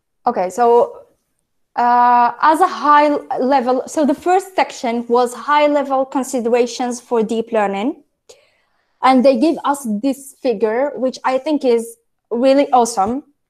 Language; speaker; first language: English; non-native, fluent; Arabic